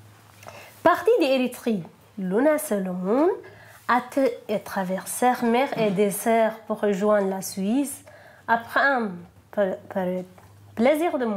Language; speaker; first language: French; non-native, learner; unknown